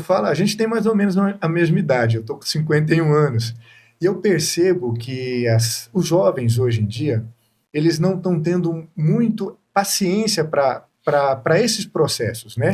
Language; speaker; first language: Portuguese; native; Portuguese